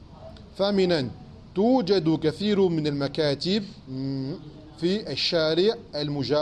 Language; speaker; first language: Arabic; non-native, fluent; French